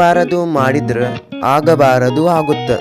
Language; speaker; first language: Kannada; native; Kannada